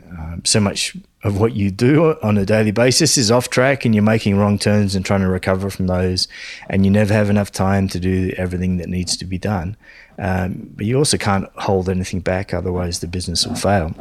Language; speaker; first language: English; native; English